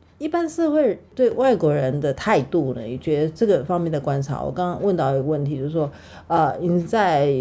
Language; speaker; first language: Chinese; native; Chinese